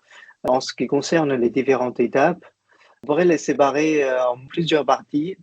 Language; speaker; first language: French; non-native, fluent; Chinese